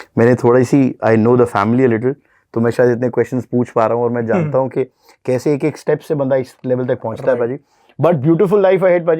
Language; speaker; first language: Hindi; native; Hindi